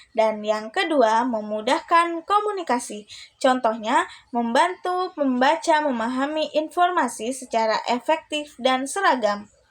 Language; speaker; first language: Indonesian; native; Indonesian